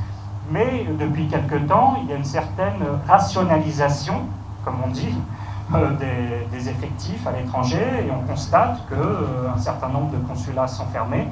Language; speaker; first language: French; native; French